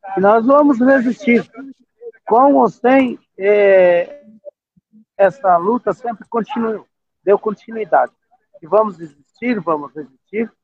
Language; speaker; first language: Portuguese; non-native, local second language; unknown